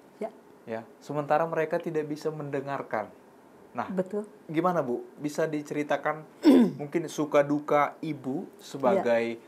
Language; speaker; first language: Indonesian; native; Indonesian